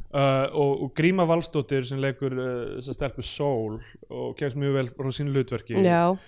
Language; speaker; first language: Icelandic; native; Icelandic